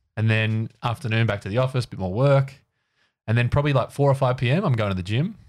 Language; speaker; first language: English; native; English